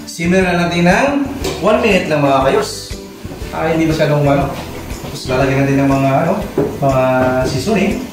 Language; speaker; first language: Filipino; non-native, local second language; Cebuano